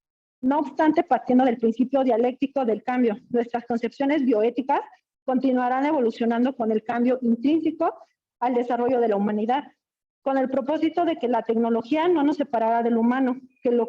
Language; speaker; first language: Spanish; native; Spanish